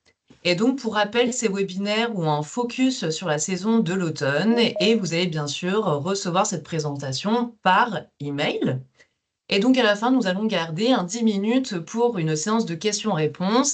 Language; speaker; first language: French; native; French